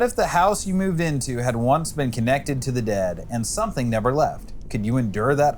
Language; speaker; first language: English; native; English